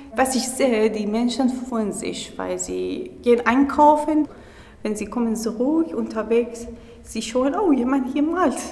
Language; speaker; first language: German; non-native, learner; Persian